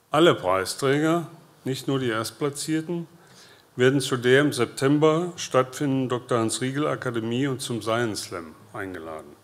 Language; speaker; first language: German; native; German